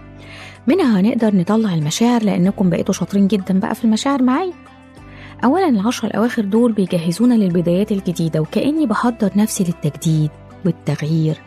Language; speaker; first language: Arabic; native; Arabic